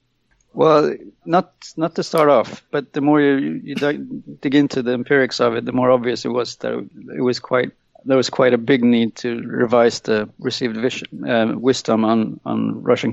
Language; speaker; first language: English; non-native, fluent; Swedish